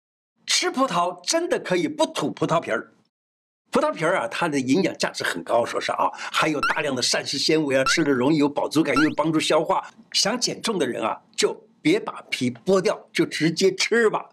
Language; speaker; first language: Chinese; native; Chinese